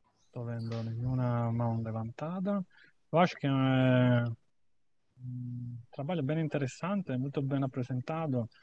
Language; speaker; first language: Portuguese; non-native, fluent; Italian